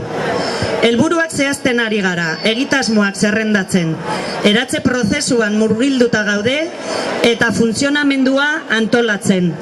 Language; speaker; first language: Basque; non-native, local second language; Spanish